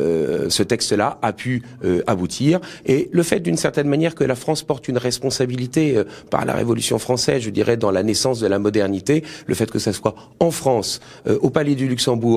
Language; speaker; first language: French; native; French